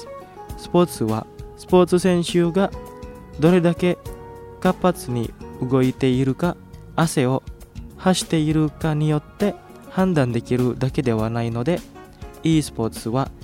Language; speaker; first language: Japanese; non-native, fluent; Indonesian